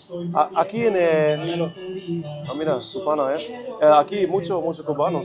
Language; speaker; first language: Spanish; non-native, learner; English